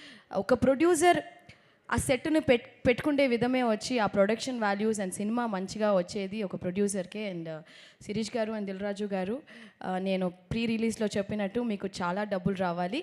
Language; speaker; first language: Telugu; non-native, local second language; Tamil